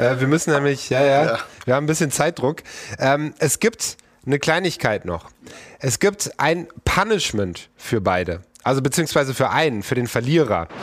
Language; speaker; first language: German; native; German